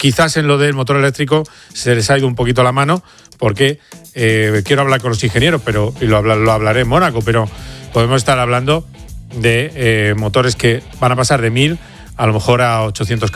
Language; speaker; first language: Spanish; native; Spanish